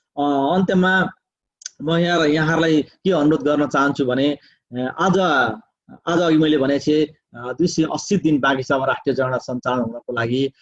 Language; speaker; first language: Nepali; native; Nepali